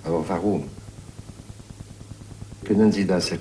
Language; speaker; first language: German; non-native, fluent; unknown